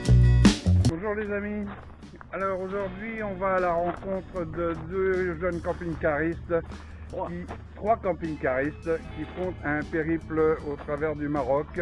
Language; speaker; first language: French; native; French